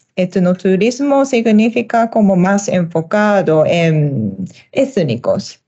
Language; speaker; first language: Spanish; non-native, learner; Japanese